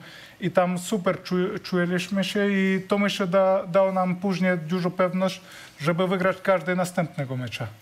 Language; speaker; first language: Polish; non-native, fluent; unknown